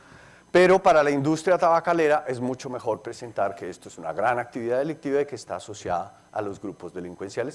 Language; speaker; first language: Spanish; native; Spanish